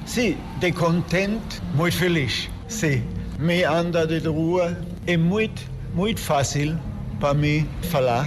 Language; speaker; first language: Portuguese; non-native, learner; German